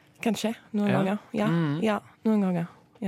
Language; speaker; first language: Norwegian; non-native, learner; English